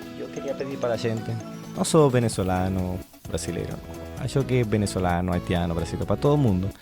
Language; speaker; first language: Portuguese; non-native, learner; Spanish